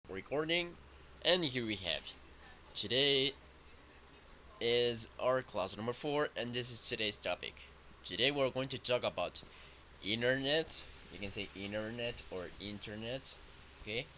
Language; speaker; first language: English; non-native, fluent; Spanish